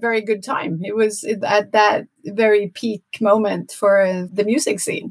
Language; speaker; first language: English; non-native, fluent; Norwegian